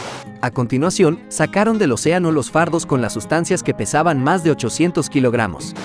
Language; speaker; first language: Spanish; native; Spanish